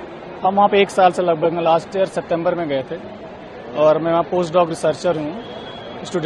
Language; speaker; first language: Hindi; native; Hindi